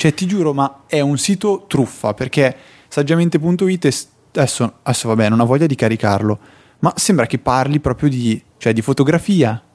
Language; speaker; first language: Italian; native; Italian